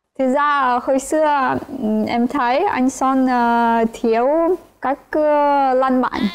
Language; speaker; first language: Vietnamese; non-native, fluent; Ukrainian